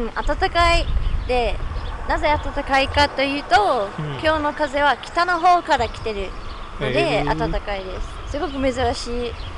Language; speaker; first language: Japanese; non-native, fluent; English